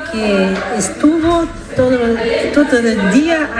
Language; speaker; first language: Spanish; non-native, learner; French